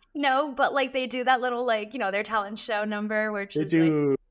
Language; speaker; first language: English; early bilingual, other home language; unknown